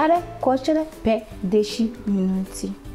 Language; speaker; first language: Italian; non-native, learner; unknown